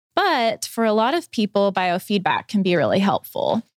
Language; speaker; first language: English; native; English